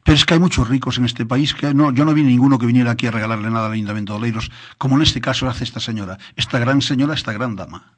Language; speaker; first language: Spanish; non-native, local second language; Galician